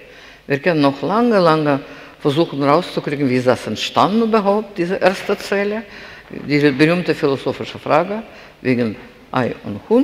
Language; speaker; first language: German; non-native, fluent; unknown